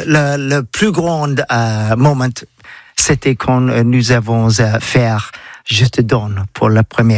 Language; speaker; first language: French; non-native, learner; English